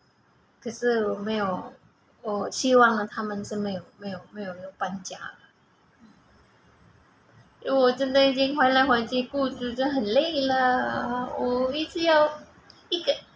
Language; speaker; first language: Chinese; non-native, learner; Indonesian